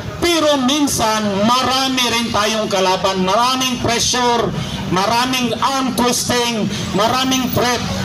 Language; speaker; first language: Filipino; non-native, local second language; Cebuano